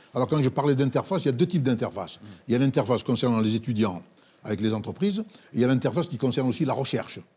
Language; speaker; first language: French; non-native, local second language; Arabic